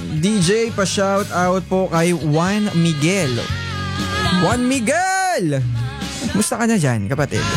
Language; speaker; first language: Filipino; non-native, local second language; Hiligaynon